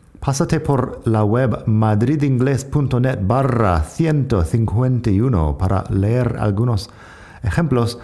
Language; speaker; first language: Spanish; non-native, fluent; English